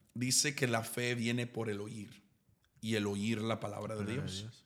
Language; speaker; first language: Spanish; early bilingual, heritage; Spanish